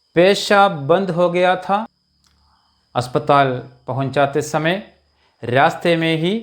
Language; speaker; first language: Hindi; non-native, local second language; Malayalam